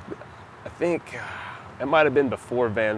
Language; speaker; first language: English; native; English